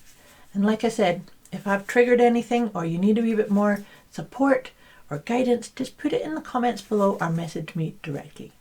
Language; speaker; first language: English; native; English